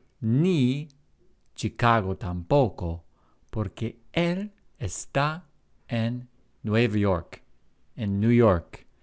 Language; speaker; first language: Spanish; non-native, fluent; English